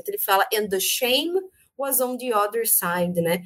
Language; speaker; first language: English; non-native, fluent; Portuguese